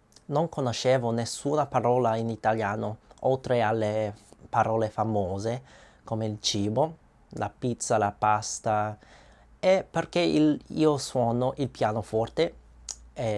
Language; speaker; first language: Italian; non-native, learner; English